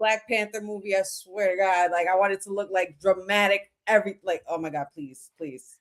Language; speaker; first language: English; native; English